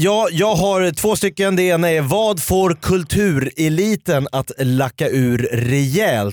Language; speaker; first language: Swedish; native; Swedish